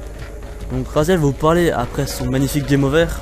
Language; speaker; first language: French; native; French